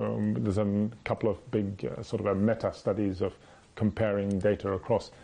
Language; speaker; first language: English; native; English